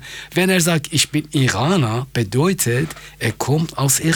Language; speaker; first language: German; non-native, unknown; Persian